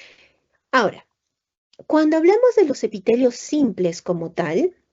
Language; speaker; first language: Spanish; native; Spanish